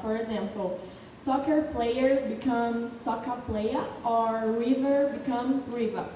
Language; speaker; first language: English; non-native, learner; Portuguese